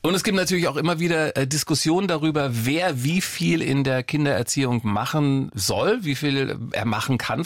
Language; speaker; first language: German; native; German